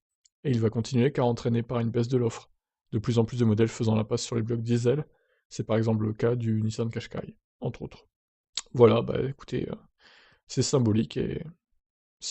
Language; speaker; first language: French; native; French